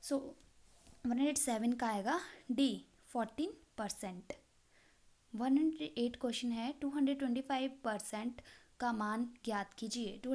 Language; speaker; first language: Hindi; native; Hindi